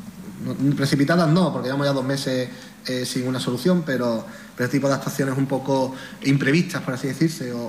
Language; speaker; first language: Spanish; native; Spanish